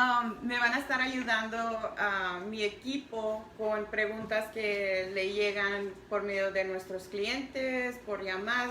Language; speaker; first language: Spanish; early bilingual, heritage; Spanish